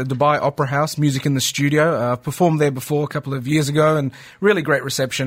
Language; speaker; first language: English; native; English